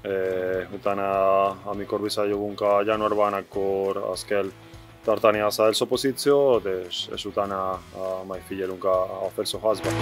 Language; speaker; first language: Hungarian; non-native, learner; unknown